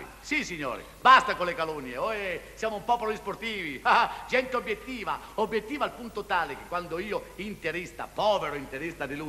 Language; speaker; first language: Italian; native; Italian